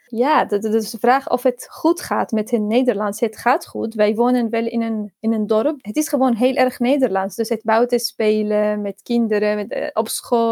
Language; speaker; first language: Dutch; non-native, fluent; Arabic